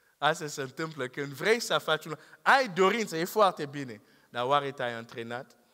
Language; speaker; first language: Romanian; non-native, fluent; English